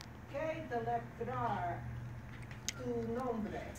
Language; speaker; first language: Spanish; non-native, learner; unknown